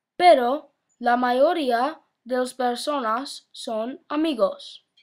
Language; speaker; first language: Spanish; non-native, learner; English